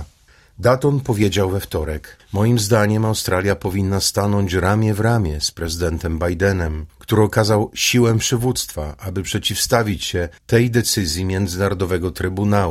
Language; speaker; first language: Polish; native; Polish